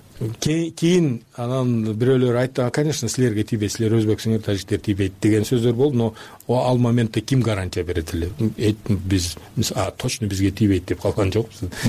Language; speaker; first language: Kyrgyz; non-native, local second language; Uzbek